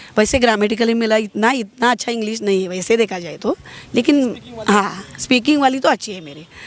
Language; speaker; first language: Hindi; non-native, local second language; Marathi